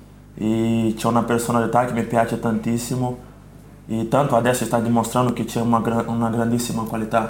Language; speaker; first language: Italian; non-native, fluent; Portuguese